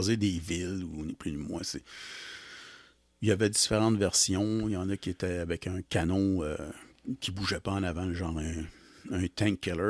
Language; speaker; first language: French; native; French